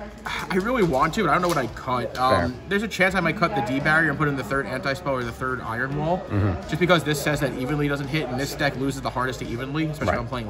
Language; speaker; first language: English; native; English